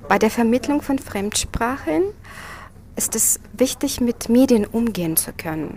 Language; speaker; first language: German; non-native, fluent; Russian